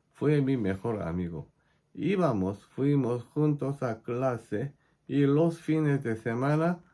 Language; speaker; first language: Spanish; non-native, fluent; Korean